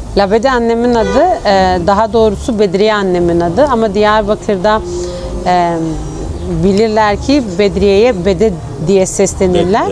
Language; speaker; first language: Turkish; early bilingual, heritage; Turkish